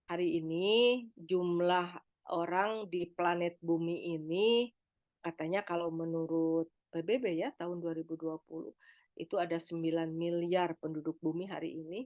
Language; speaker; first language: Indonesian; native; Indonesian